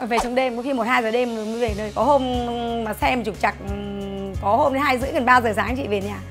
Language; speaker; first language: Vietnamese; native; Vietnamese